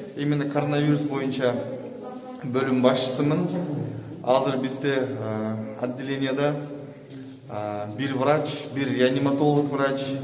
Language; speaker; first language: Kyrgyz; non-native, local second language; Uzbek